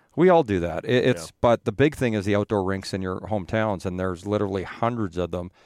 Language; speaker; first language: English; native; English